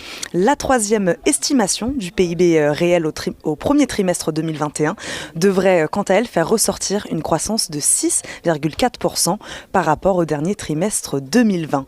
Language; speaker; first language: French; native; French